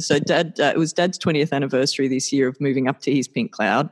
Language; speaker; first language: English; native; English